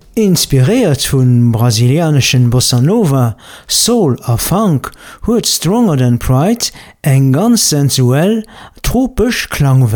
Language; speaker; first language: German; non-native, local second language; Luxembourgish